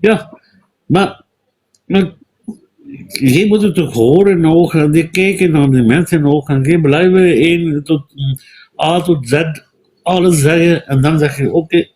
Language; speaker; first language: Dutch; non-native, fluent; Punjabi